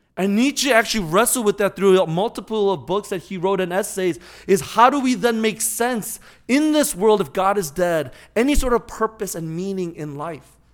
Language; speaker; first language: English; native; English